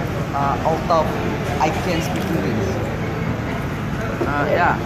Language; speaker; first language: English; non-native, learner; Indonesian